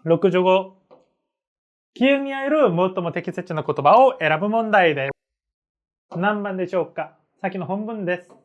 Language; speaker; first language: Japanese; non-native, fluent; Korean